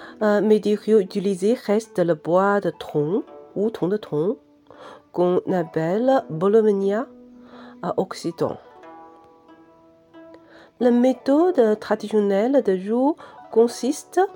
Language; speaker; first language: French; non-native, fluent; Chinese